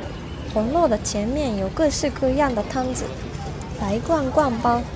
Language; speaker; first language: Chinese; non-native, learner; Japanese